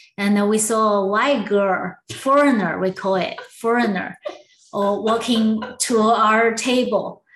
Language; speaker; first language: English; non-native, learner; Chinese